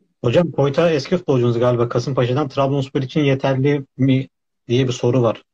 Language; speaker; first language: Turkish; native; Turkish